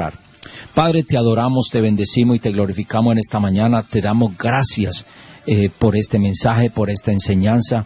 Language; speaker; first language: Spanish; native; Spanish